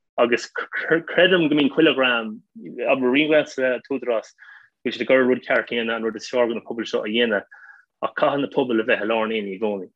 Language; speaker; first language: Irish; non-native, local second language; English